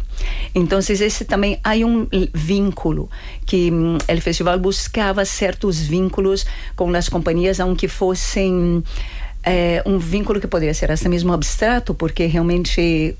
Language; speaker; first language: Spanish; non-native, fluent; Portuguese